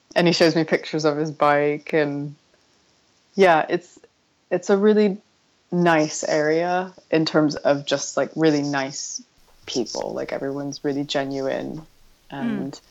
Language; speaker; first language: English; native; English